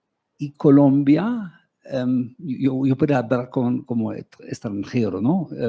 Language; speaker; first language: Spanish; non-native, fluent; German